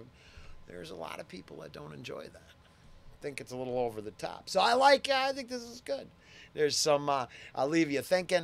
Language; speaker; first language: English; native; English